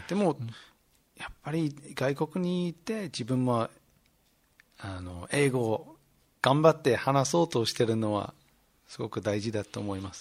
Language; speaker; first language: Japanese; non-native, fluent; English